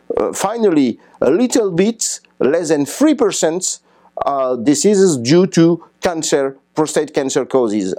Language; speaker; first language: English; non-native, fluent; French